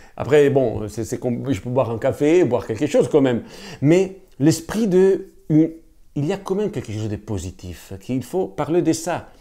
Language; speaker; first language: French; non-native, fluent; Italian